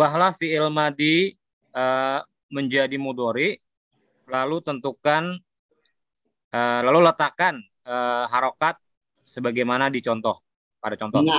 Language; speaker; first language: Indonesian; native; Indonesian